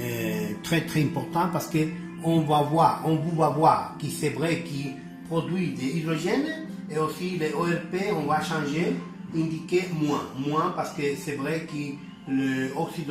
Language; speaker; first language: French; non-native, learner; Spanish